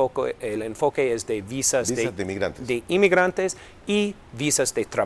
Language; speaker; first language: Spanish; non-native, fluent; English